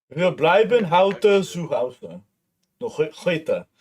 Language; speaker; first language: German; non-native, learner; English